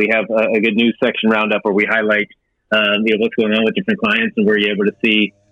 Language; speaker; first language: English; native; English